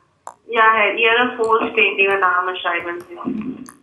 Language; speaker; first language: German; non-native, learner; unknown